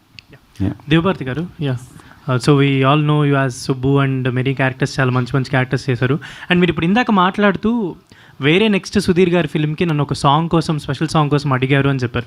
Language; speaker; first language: Telugu; native; Telugu